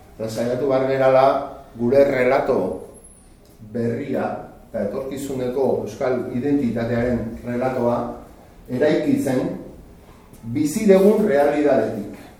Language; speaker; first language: Basque; non-native, local second language; Spanish